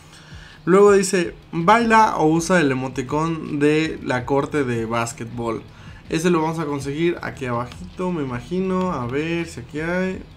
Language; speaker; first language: Spanish; native; Spanish